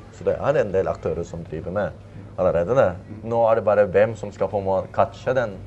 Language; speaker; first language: Norwegian; non-native, fluent; Filipino